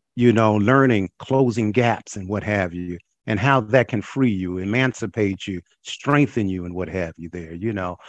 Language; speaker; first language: English; native; English